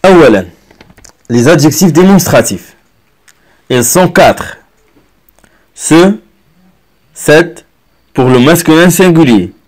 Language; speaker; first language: French; non-native, local second language; Arabic